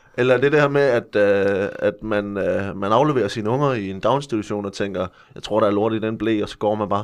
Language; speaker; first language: Danish; native; Danish